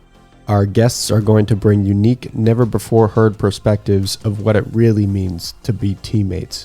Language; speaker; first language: English; native; English